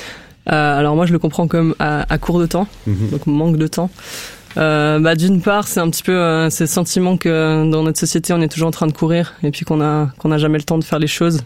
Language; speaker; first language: French; native; French